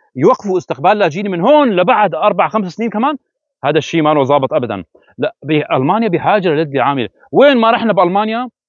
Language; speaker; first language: Arabic; native; Arabic